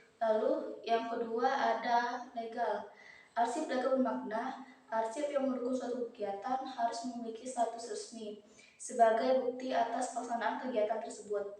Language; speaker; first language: Indonesian; native; Indonesian